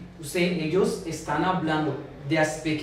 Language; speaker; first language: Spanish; non-native, fluent; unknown